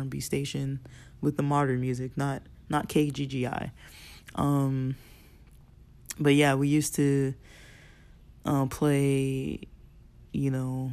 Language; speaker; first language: English; native; English